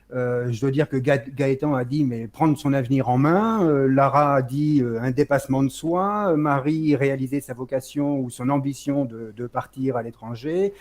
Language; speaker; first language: French; native; French